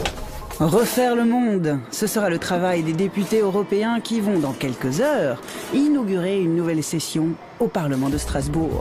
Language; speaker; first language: French; native; French